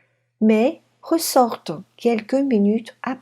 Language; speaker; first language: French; non-native, fluent; Chinese